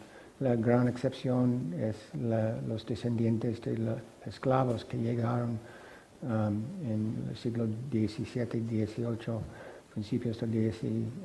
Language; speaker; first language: Spanish; non-native, fluent; English